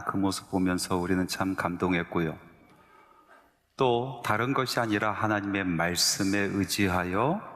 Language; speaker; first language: Korean; native; Korean